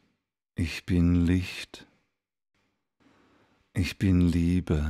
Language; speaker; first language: German; non-native, fluent; Dutch